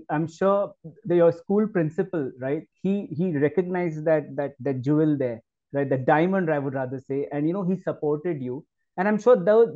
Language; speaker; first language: English; non-native, local second language; Marathi